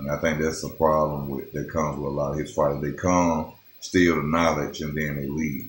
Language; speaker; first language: English; native; English